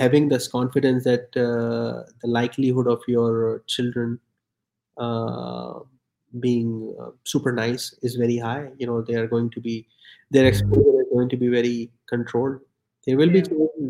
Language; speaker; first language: English; non-native, local second language; Urdu